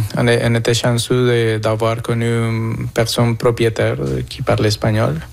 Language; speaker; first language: French; non-native, fluent; Spanish